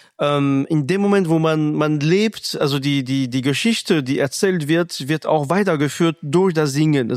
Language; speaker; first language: German; non-native, fluent; French